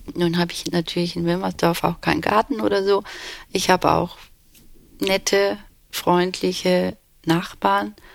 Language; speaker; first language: German; early bilingual, other home language; Turkish